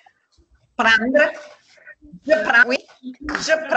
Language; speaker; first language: French; non-native, learner; Italian